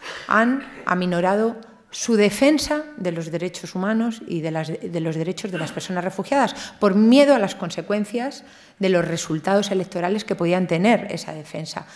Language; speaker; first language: Spanish; native; Spanish